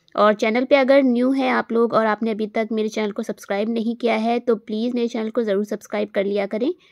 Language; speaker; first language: Hindi; native; Hindi